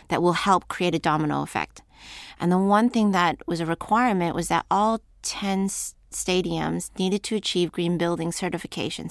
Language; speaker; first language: English; native; English